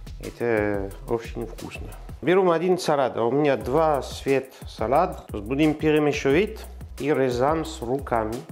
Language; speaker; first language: Russian; non-native, learner; French